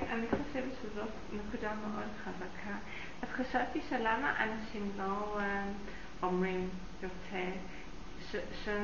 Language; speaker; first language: Hebrew; non-native, fluent; English